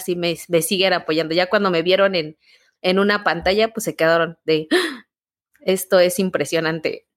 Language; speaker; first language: Spanish; native; Spanish